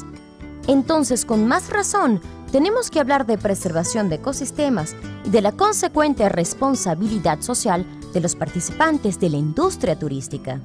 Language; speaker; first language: Spanish; native; Spanish